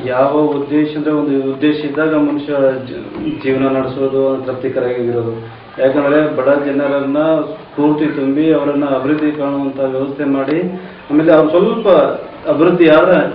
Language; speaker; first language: Kannada; non-native, local second language; Lambadi